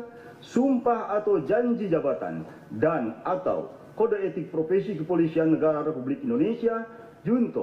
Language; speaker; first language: Indonesian; native; Indonesian